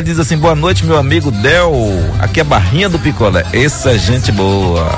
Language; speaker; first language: Portuguese; native; Portuguese